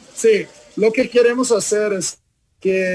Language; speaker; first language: Spanish; non-native, learner; English